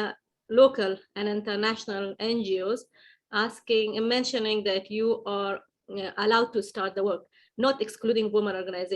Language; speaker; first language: English; non-native, fluent; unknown